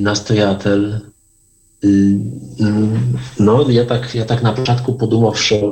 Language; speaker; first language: Polish; non-native, learner; Ukrainian